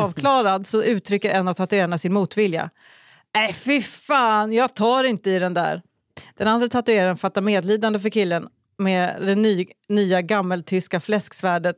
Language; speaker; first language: Swedish; native; Swedish